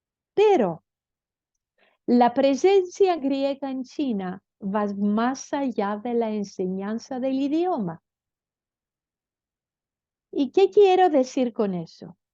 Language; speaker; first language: Spanish; non-native, fluent; Greek